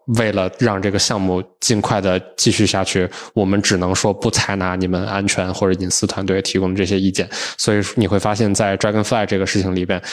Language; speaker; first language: Chinese; native; Chinese